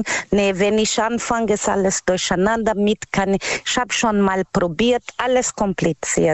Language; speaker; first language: German; non-native, learner; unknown